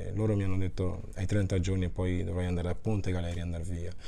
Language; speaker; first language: Italian; early bilingual, other home language; Kabuverdianu